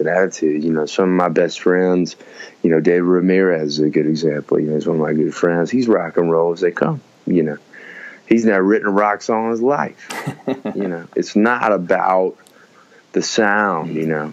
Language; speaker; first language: English; native; English